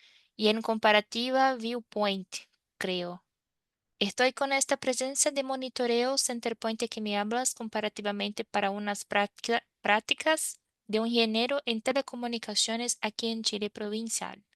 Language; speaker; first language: Spanish; non-native, fluent; Portuguese